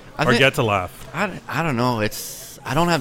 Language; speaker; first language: English; early bilingual, other home language; Polish